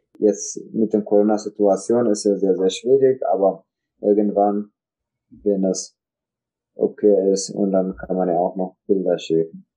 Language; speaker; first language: German; non-native, learner; Tigrinya